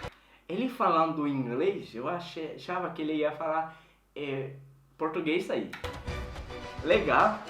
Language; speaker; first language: Portuguese; non-native, fluent; Swedish